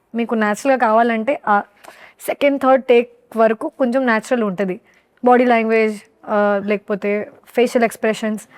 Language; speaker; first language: Telugu; non-native, learner; Hindi